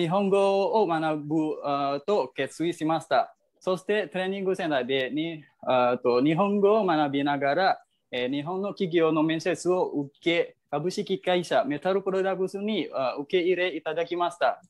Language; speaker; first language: Japanese; non-native, fluent; Indonesian